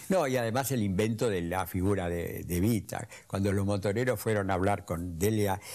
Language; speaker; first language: Spanish; native; Spanish